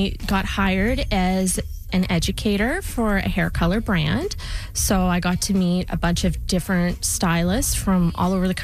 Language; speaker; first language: English; native; English